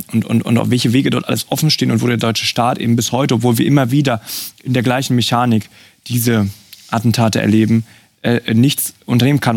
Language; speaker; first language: German; native; German